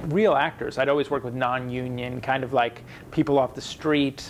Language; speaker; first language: English; native; English